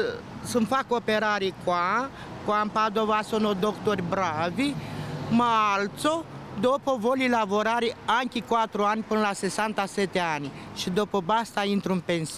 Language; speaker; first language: Italian; non-native, learner; Romanian